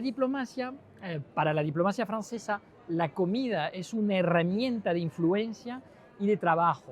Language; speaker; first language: Spanish; non-native, fluent; French